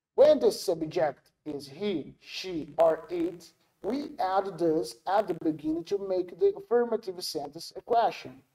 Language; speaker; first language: English; non-native, fluent; Portuguese